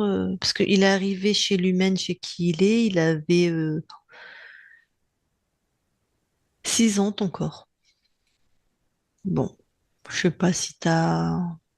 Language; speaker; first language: French; native; French